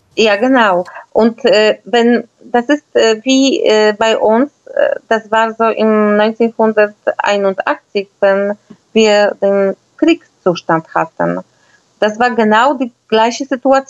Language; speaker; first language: German; non-native, fluent; Polish